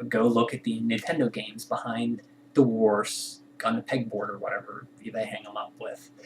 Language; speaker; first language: English; native; English